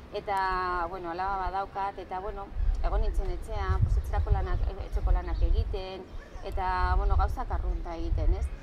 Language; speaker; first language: Basque; non-native, local second language; Spanish